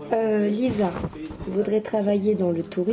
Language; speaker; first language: French; non-native, learner; English